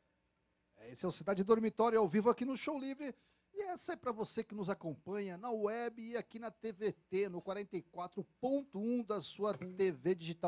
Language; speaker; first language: Portuguese; native; Portuguese